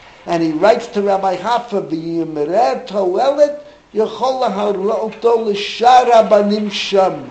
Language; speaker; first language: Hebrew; non-native, fluent; English